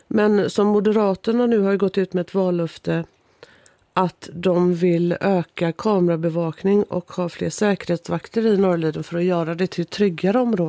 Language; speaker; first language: Swedish; native; Swedish